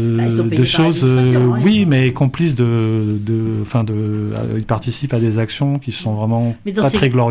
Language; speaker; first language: French; native; French